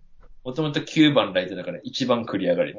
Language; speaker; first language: Japanese; native; Japanese